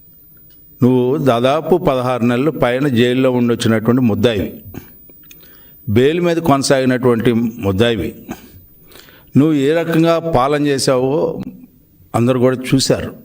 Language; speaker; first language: Telugu; native; Telugu